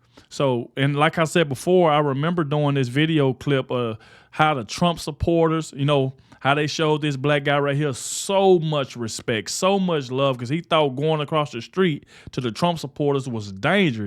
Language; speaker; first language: English; native; English